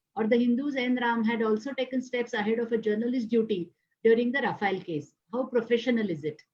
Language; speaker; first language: English; non-native, local second language; Marathi